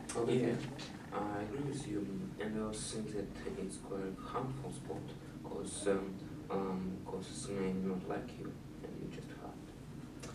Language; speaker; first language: English; non-native, learner; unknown